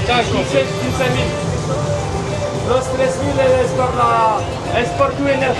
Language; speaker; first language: Spanish; non-native, learner; French